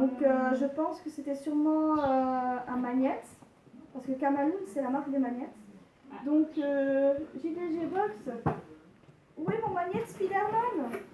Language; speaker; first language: French; native; French